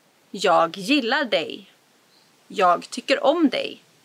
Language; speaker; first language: Swedish; native; Swedish